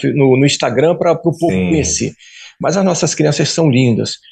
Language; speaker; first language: Portuguese; native; Portuguese